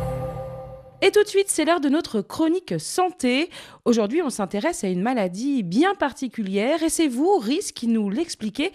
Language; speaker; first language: French; native; French